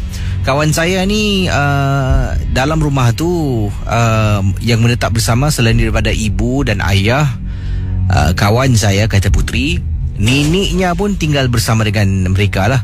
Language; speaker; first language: Malay; native; Malay